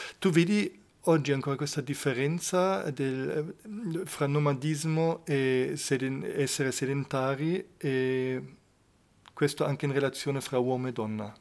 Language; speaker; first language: Italian; non-native, fluent; German